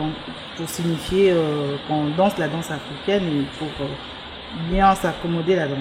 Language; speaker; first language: French; non-native, local second language; Luba-Lulua